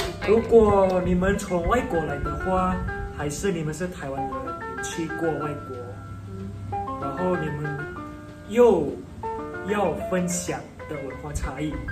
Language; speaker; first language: Chinese; non-native, fluent; Indonesian